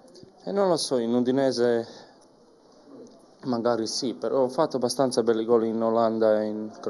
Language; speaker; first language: Italian; non-native, learner; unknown